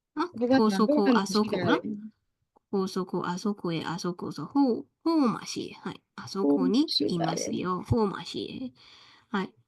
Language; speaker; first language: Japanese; non-native, fluent; Burmese